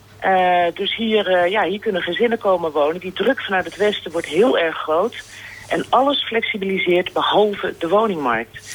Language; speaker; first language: Dutch; native; Dutch